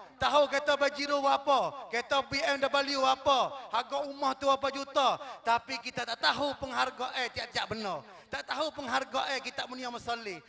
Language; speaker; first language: Malay; native; Malay